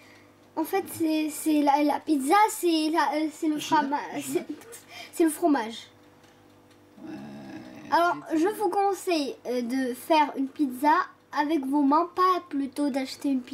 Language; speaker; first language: French; non-native, local second language; Arabic